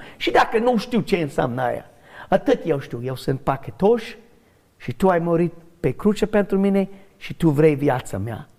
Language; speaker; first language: Romanian; non-native, learner; English